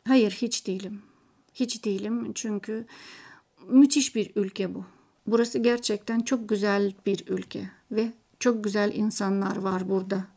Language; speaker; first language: Turkish; non-native, fluent; Russian